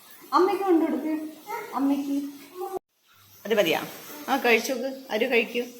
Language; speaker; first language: Malayalam; native; Malayalam